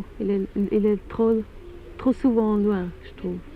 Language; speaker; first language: French; non-native, fluent; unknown